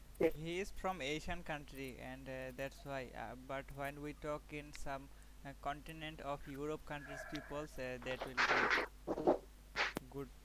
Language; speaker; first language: English; non-native, learner; Bangla